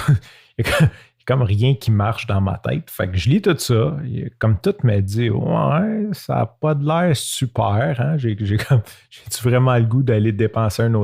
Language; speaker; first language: French; native; French